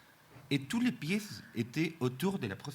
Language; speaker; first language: French; non-native, fluent; Spanish